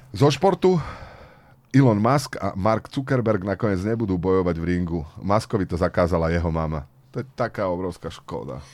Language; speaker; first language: Slovak; native; Slovak